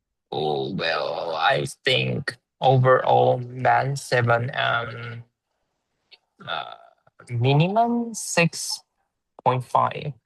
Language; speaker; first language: English; non-native, learner; Chinese